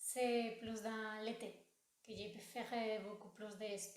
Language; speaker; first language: French; non-native, learner; Spanish